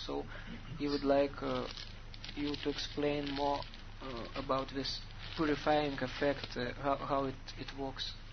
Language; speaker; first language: English; non-native, fluent; Lithuanian